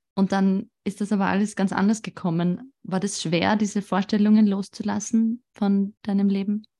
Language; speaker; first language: German; native; German